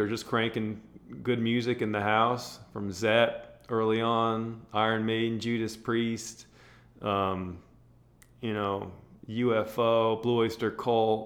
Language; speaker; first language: English; native; English